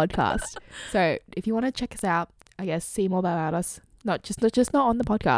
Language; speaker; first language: English; native; English